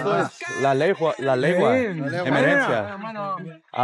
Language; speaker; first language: Spanish; non-native, learner; English